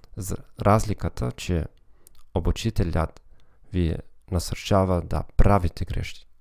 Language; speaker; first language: Bulgarian; non-native, learner; German